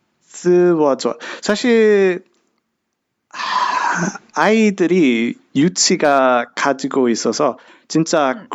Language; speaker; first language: Korean; non-native, learner; English